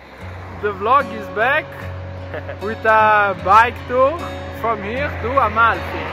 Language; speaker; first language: English; non-native, fluent; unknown